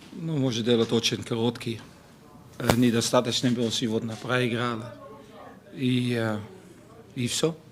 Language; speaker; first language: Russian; non-native, learner; Dutch